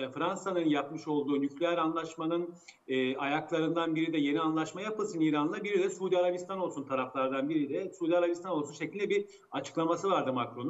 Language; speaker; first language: Turkish; native; Turkish